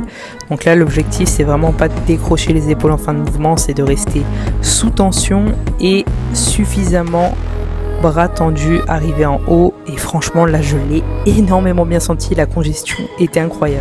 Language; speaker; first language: French; native; French